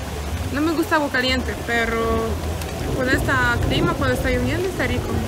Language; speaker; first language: Spanish; non-native, learner; Ukrainian